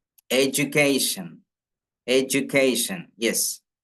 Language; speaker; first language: English; non-native, local second language; Malayalam